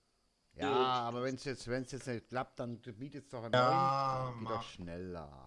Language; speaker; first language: German; native; German